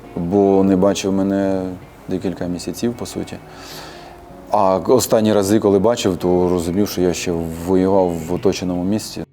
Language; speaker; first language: Ukrainian; native; Ukrainian